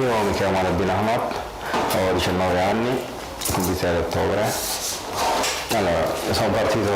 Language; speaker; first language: Italian; non-native, fluent; Arabic